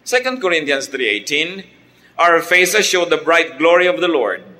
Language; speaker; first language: English; non-native, local second language; Filipino